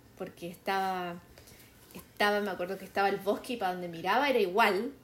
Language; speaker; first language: Spanish; native; Spanish